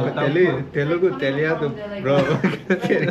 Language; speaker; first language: Telugu; non-native, learner; Tamil